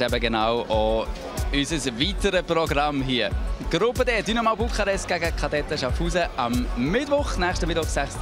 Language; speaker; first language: German; native; German